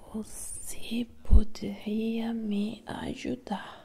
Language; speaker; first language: Portuguese; non-native, learner; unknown